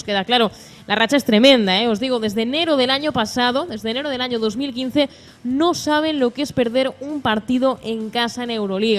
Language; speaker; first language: Spanish; native; Spanish